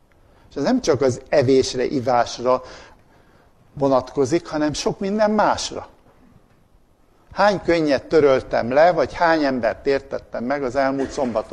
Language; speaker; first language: Hungarian; native; Hungarian